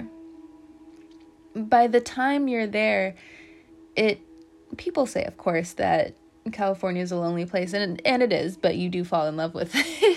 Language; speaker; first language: English; native; English